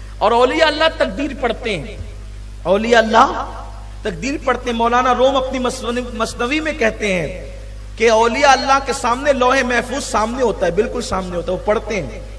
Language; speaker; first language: Urdu; native; Urdu